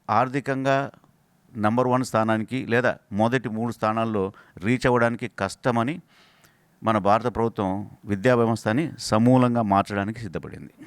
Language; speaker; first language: Telugu; native; Telugu